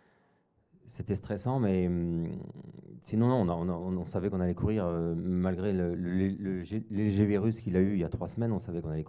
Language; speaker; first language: French; native; French